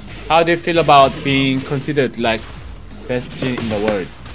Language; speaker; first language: English; non-native, learner; Korean